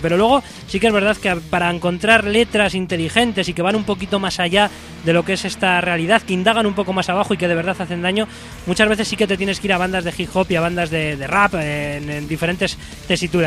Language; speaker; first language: Spanish; native; Spanish